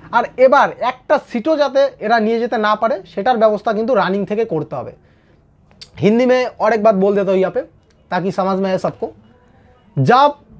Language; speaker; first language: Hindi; non-native, local second language; Bangla